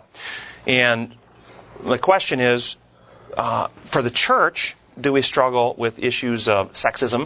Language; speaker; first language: English; native; English